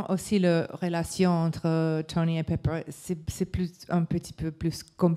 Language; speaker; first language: French; non-native, learner; English